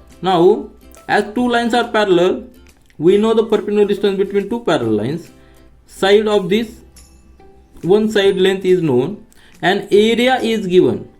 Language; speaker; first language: English; non-native, local second language; Marathi